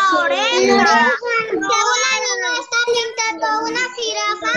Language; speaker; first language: Spanish; native; Spanish